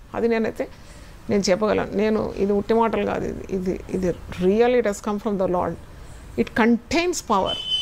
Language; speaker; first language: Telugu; non-native, fluent; Malayalam